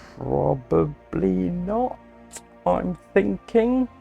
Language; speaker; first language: English; native; English